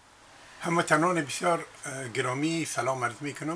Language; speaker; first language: Persian; native; Persian